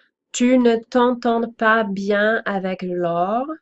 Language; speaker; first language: French; non-native, fluent; English